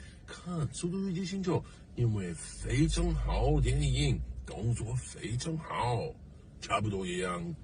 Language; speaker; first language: Chinese; non-native, learner; English